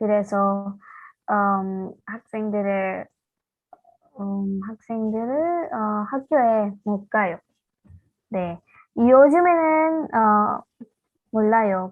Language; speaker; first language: Korean; non-native, learner; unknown